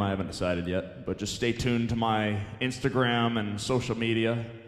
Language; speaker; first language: English; native; English